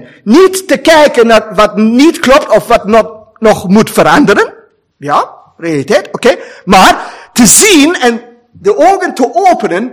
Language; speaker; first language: Dutch; non-native, fluent; German